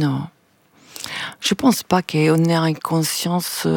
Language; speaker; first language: French; non-native, fluent; Italian